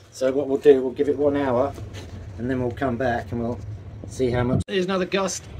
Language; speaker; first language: English; native; English